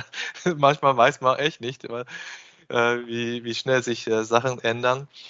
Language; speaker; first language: German; non-native, fluent; Chinese